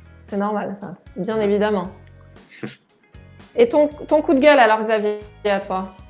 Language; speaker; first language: French; native; French